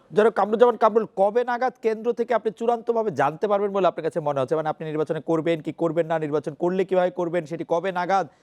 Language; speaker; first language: Bangla; native; Bangla